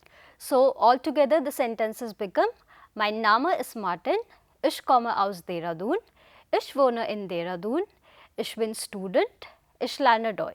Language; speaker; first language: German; non-native, fluent; Hindi